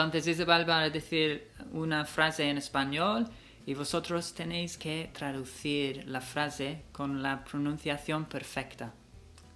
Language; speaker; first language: Spanish; non-native, fluent; English